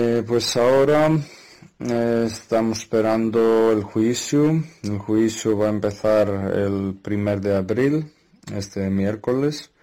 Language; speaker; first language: Spanish; non-native, fluent; Greek